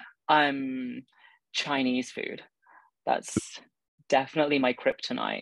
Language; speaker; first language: English; native; English